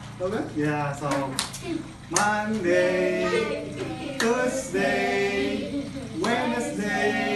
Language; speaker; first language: English; non-native, learner; Indonesian